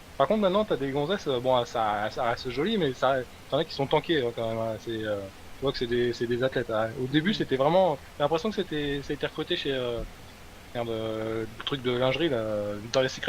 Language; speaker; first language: French; native; French